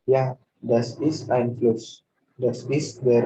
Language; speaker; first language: German; non-native, learner; Indonesian